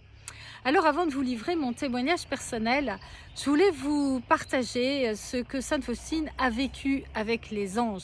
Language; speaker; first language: French; native; French